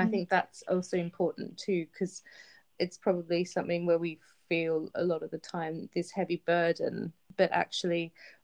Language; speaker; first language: English; native; English